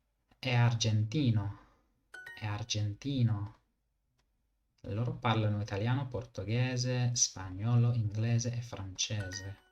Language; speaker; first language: Italian; non-native, learner; English